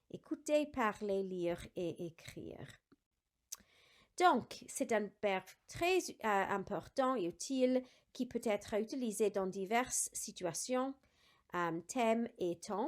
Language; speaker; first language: French; non-native, fluent; Welsh